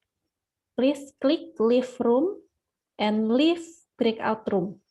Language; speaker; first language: English; non-native, fluent; Indonesian